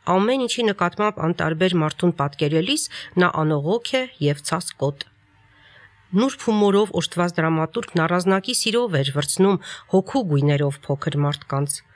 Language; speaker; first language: Armenian; native; Armenian